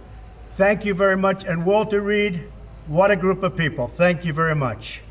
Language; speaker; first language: English; native; English